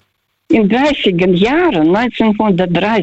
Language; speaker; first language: German; non-native, fluent; Russian